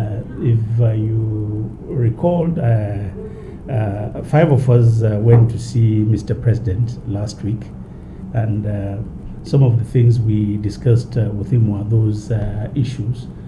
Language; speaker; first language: English; non-native, local second language; Hausa